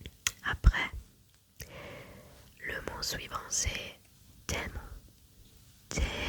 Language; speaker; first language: French; non-native, learner; German